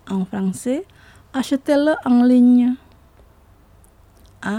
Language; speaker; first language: French; non-native, fluent; Indonesian